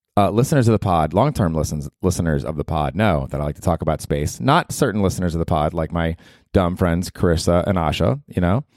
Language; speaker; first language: English; native; English